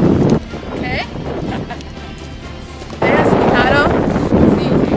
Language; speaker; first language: Spanish; non-native, learner; English